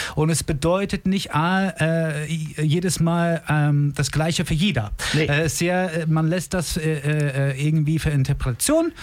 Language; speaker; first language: German; non-native, fluent; English